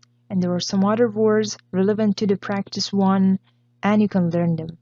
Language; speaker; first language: English; non-native, fluent; Persian